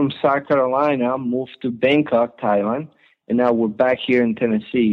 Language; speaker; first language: English; non-native, fluent; Spanish